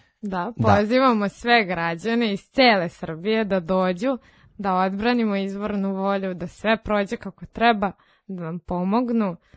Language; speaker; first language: Serbian; non-native, local second language; Rusyn